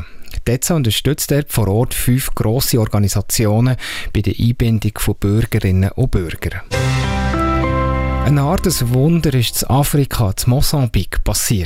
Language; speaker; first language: German; native; German